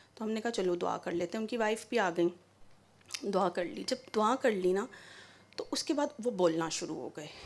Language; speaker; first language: Urdu; native; Urdu